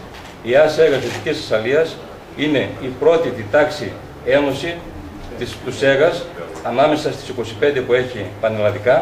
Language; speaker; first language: Greek; native; Greek